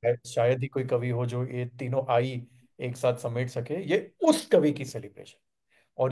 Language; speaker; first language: Hindi; native; Hindi